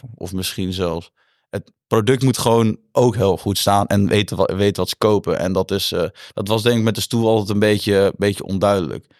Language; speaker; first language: Dutch; native; Dutch